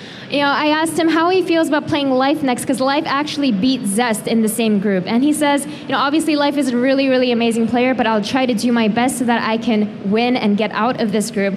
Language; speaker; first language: English; early bilingual, other home language; Korean